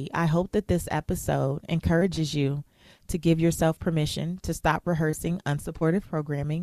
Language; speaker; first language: English; native; English